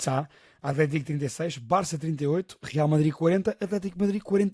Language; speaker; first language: Portuguese; native; Portuguese